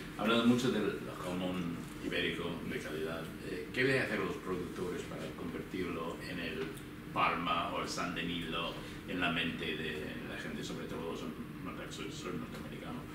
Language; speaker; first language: Spanish; non-native, fluent; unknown